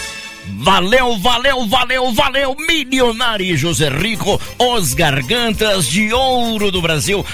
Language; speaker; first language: Portuguese; native; Portuguese